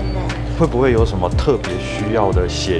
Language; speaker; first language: Chinese; native; Chinese